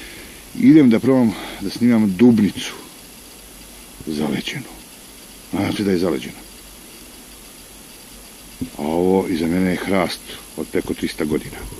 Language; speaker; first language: Serbian; native; Serbian